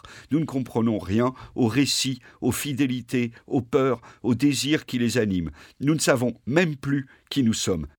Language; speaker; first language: French; native; French